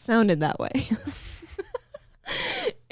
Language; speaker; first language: English; native; English